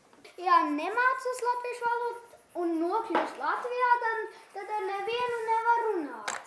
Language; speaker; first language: Latvian; early bilingual, heritage; Latvian